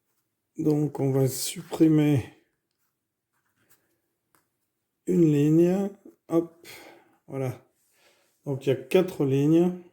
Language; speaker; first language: French; native; French